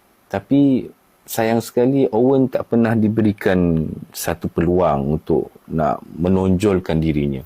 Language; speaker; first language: Malay; native; Malay